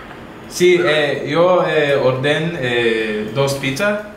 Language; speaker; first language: Spanish; non-native, learner; English